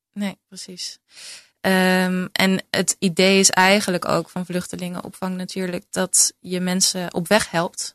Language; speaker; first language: Dutch; native; Dutch